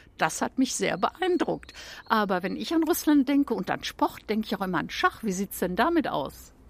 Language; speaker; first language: German; native; German